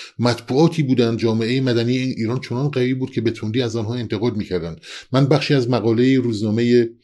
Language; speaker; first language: Persian; non-native, local second language; Central Kurdish